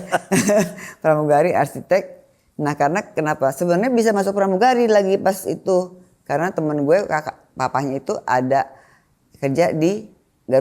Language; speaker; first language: Indonesian; native; Indonesian